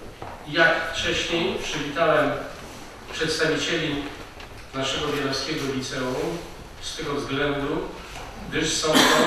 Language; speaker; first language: Polish; native; Polish